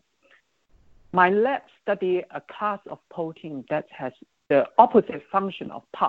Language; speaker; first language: English; non-native, local second language; Cantonese